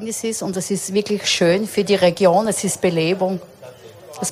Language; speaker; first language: German; native; German